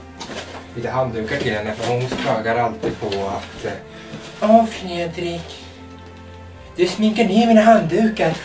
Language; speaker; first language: Swedish; native; Swedish